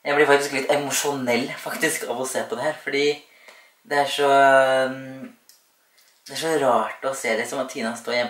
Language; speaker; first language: Norwegian; native; Norwegian